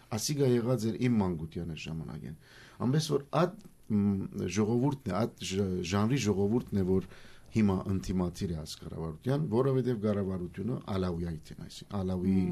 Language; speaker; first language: Armenian; early bilingual, heritage; Armenian